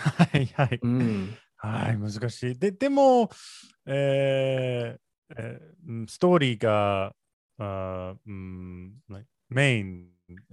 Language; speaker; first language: Japanese; non-native, learner; English